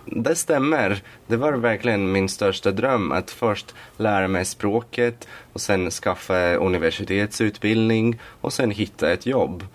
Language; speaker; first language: Swedish; non-native, fluent; Latvian